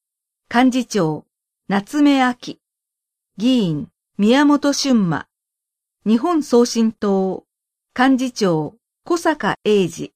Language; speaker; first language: Japanese; native; Japanese